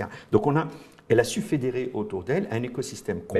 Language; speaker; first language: French; non-native, local second language; Arabic